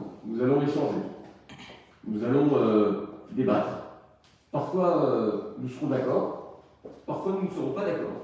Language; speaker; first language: French; native; French